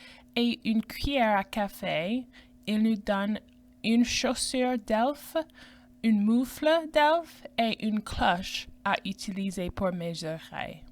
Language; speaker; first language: French; non-native, fluent; English